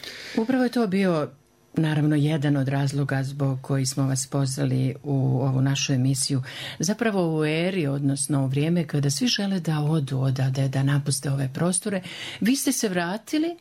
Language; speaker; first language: Serbian; native; Serbian